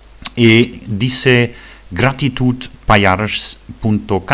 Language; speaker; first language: Spanish; non-native, fluent; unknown